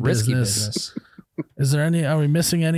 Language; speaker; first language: English; native; English